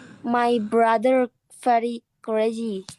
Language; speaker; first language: English; non-native, learner; Indonesian